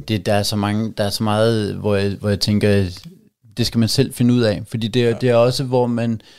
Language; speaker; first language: Danish; native; Danish